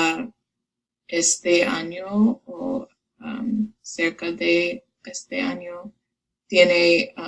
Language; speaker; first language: Spanish; non-native, learner; English